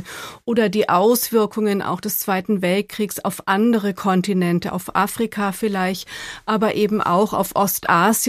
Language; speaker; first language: German; native; German